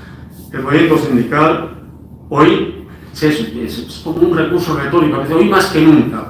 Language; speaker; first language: Spanish; native; Spanish